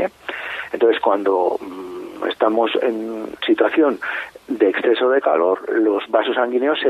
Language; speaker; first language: Spanish; native; Spanish